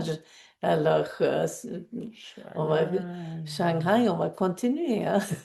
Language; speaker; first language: French; non-native, fluent; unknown